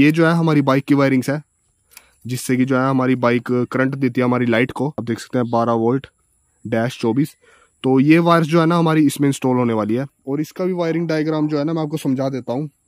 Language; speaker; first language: Hindi; native; Hindi